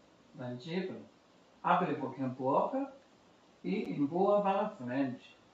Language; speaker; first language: Portuguese; non-native, fluent; Chinese